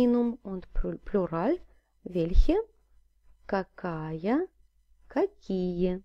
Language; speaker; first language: German; non-native, fluent; Russian